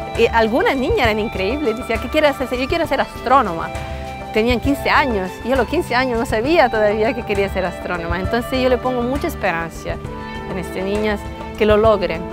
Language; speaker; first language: Spanish; non-native, fluent; Italian